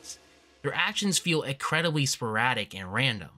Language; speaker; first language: English; native; English